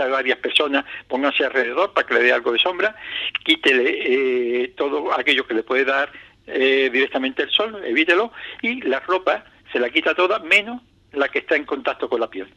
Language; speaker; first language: Spanish; native; Spanish